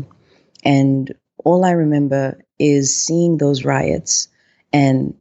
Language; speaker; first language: English; non-native, local second language; Zulu